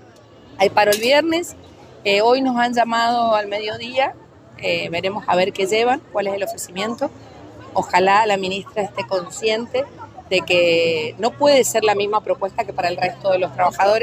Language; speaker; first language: Spanish; native; Spanish